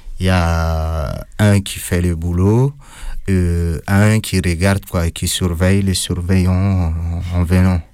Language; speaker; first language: French; non-native, fluent; Arabic